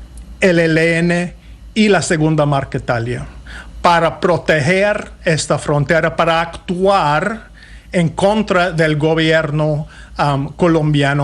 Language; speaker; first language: Spanish; non-native, fluent; English